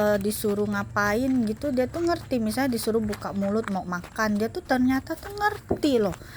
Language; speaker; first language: Indonesian; non-native, local second language; Hakka Chinese